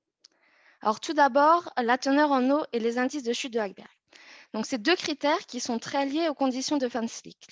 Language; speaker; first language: French; native; French